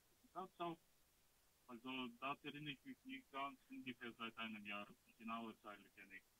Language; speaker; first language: German; non-native, learner; Russian